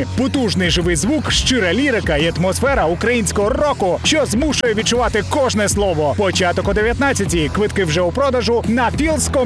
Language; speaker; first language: Ukrainian; native; Ukrainian